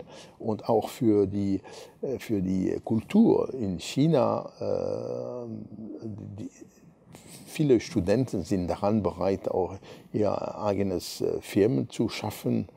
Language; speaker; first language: German; non-native, fluent; French